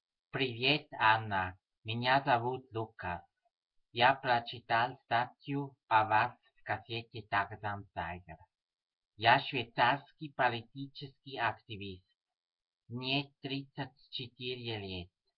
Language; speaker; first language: Russian; non-native, learner; Swiss German